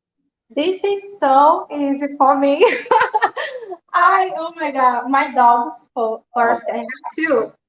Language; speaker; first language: English; non-native, learner; Portuguese